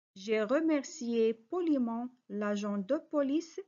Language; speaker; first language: French; non-native, local second language; Arabic